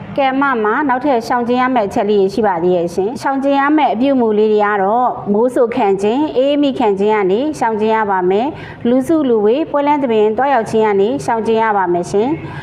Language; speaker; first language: Burmese; native; Burmese